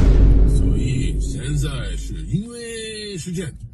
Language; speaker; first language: Chinese; non-native, learner; English